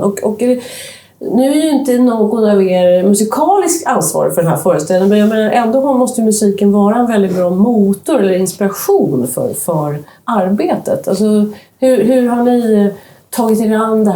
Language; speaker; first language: Swedish; native; Swedish